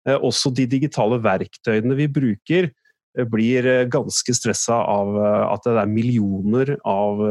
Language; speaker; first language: Norwegian; native; Norwegian